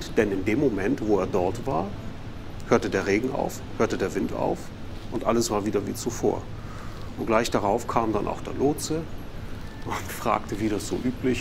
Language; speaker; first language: German; native; German